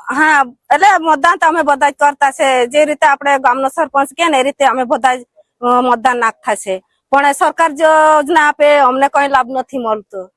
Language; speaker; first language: Gujarati; non-native, local second language; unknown